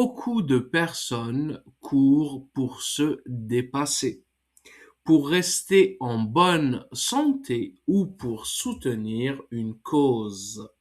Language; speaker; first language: French; non-native, fluent; English